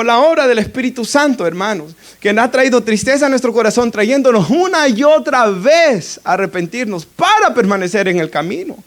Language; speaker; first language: Spanish; native; Spanish